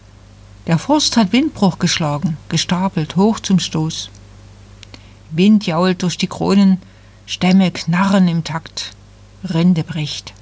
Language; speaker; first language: German; native; German